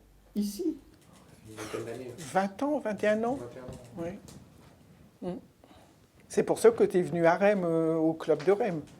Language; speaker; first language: French; native; French